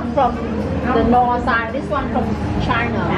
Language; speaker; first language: English; non-native, learner; Vietnamese